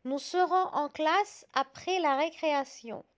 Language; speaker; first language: French; non-native, fluent; Arabic